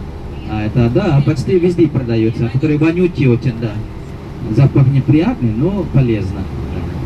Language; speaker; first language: Russian; non-native, fluent; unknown